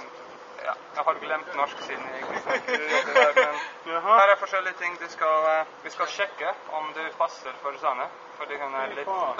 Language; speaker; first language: Norwegian; non-native, learner; Latvian